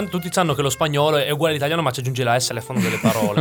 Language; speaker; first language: Italian; native; Italian